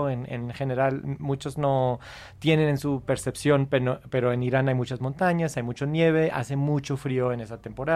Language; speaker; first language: Spanish; non-native, fluent; English